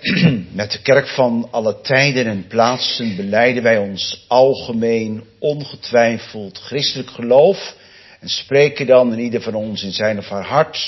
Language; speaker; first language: Dutch; native; Dutch